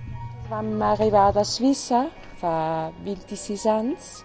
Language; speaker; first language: Catalan; non-native, fluent; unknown